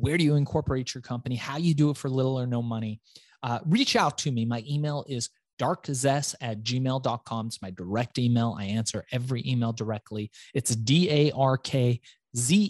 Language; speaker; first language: English; early bilingual, other home language; Persian